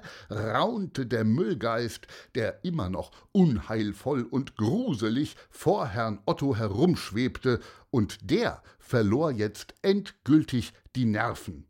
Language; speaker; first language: German; native; German